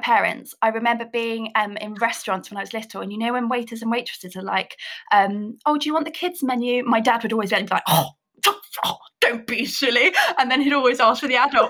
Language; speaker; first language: English; native; English